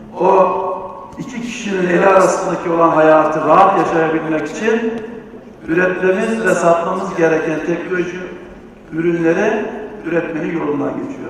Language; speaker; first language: Turkish; native; Turkish